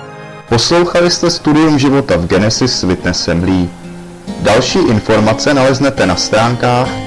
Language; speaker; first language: Czech; native; Czech